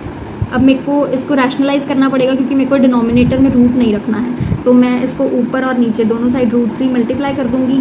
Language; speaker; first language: Hindi; native; Hindi